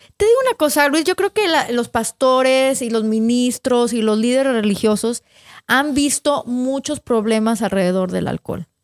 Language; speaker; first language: Spanish; native; Spanish